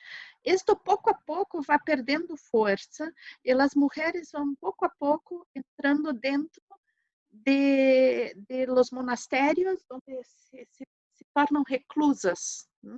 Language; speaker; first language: Spanish; non-native, fluent; Portuguese